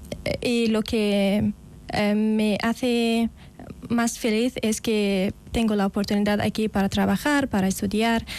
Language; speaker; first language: Spanish; non-native, fluent; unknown